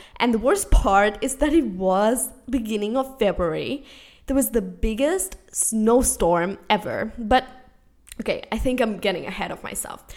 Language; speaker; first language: English; non-native, fluent; Spanish